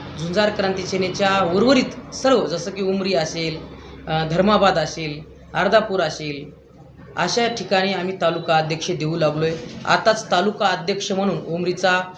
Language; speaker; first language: Marathi; native; Marathi